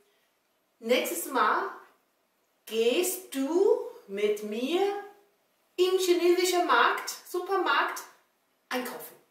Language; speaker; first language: German; non-native, learner; Chinese